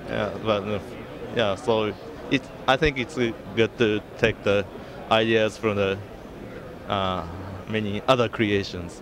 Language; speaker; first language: English; non-native, fluent; Japanese